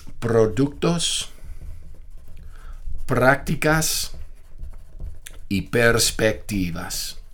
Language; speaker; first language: Spanish; non-native, fluent; English